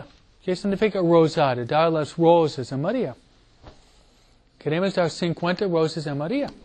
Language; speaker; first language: Spanish; non-native, fluent; English